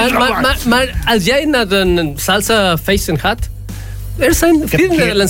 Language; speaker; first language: Dutch; non-native, learner; Spanish